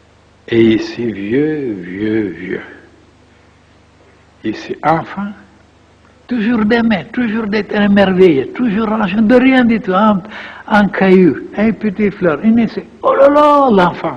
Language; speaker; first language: French; non-native, fluent; Bulgarian